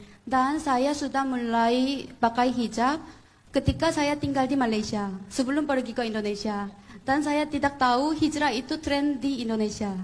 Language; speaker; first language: Indonesian; non-native, fluent; Korean